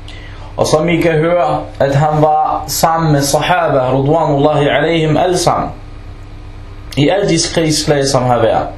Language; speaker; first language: Danish; non-native, local second language; Arabic